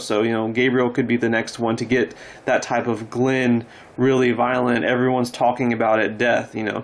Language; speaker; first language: English; native; English